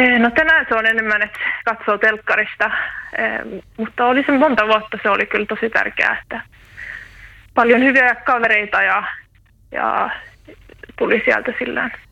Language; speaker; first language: Finnish; native; Finnish